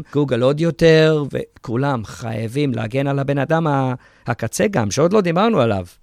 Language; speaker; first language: Hebrew; early bilingual, other home language; English